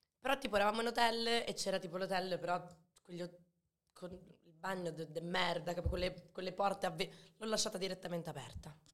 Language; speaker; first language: Italian; early bilingual, other home language; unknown